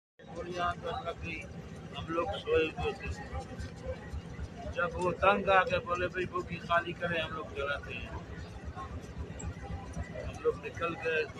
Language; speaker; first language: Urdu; non-native, local second language; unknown